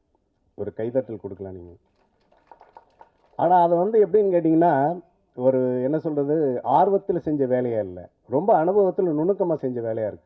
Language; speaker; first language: Tamil; native; Tamil